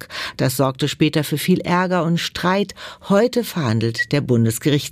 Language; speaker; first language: German; native; German